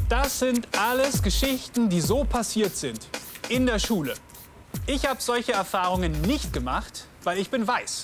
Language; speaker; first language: German; native; German